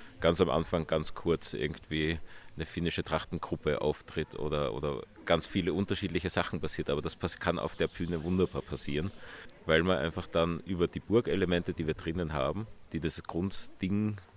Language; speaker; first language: German; native; German